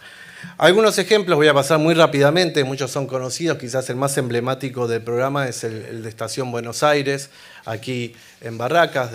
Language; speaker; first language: Spanish; native; Spanish